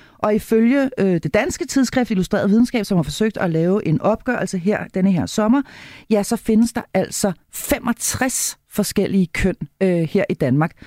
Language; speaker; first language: Danish; native; Danish